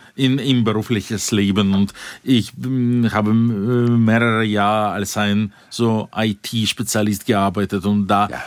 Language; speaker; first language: German; non-native, fluent; Russian